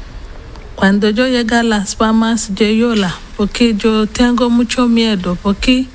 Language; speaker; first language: Spanish; non-native, learner; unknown